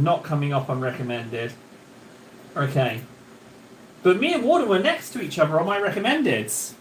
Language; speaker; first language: English; native; English